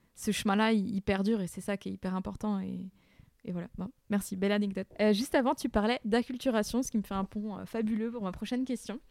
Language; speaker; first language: French; native; French